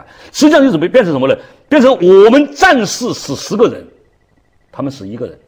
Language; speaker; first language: Chinese; native; Chinese